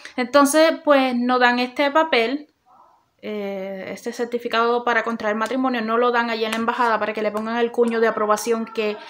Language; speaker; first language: Spanish; native; Spanish